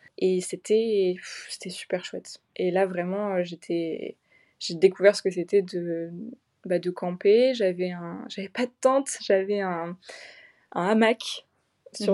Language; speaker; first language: French; native; French